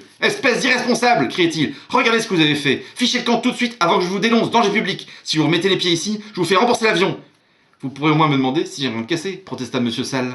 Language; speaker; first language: French; native; French